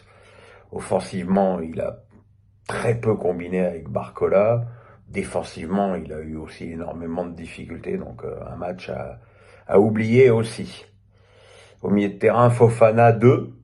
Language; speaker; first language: French; native; French